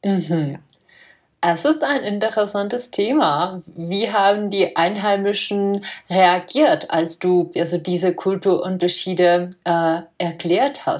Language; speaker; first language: German; non-native, fluent; Czech